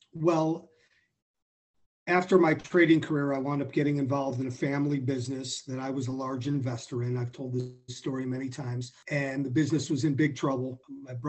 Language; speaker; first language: English; native; English